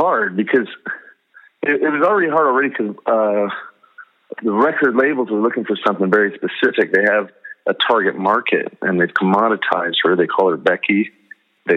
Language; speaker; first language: English; native; English